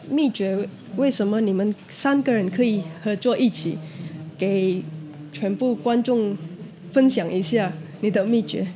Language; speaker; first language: Chinese; non-native, fluent; Indonesian